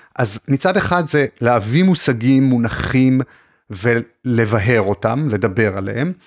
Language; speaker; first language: Hebrew; native; Hebrew